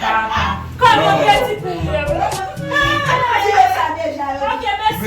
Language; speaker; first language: French; non-native, learner; Haitian Creole